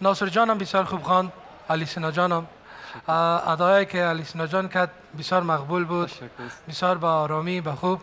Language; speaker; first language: Persian; native; Persian